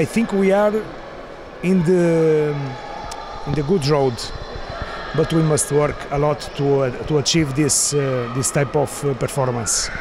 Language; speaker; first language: English; non-native, learner; Portuguese